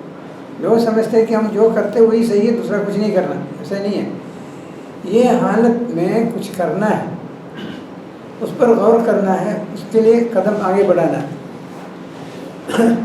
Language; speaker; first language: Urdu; non-native, local second language; Malayalam